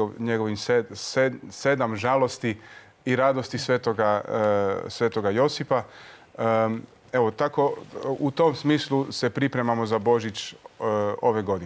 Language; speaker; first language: Croatian; native; Croatian